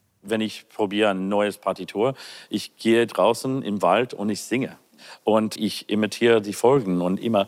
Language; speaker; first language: German; non-native, learner; English